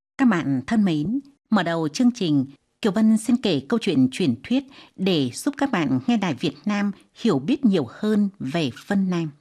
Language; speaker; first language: Vietnamese; non-native, fluent; Chinese